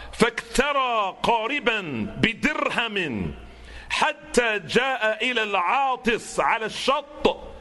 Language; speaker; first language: Arabic; non-native, fluent; English